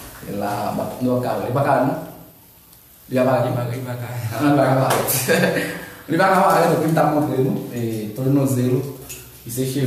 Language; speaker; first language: Portuguese; non-native, learner; Haitian Creole